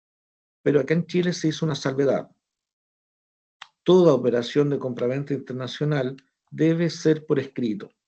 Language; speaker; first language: Spanish; native; Spanish